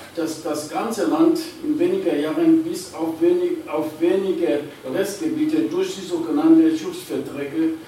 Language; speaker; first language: German; non-native, fluent; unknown